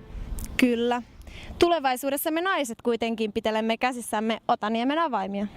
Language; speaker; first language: Finnish; native; Finnish